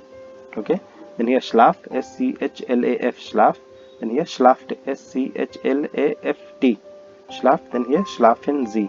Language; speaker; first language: German; non-native, fluent; Hindi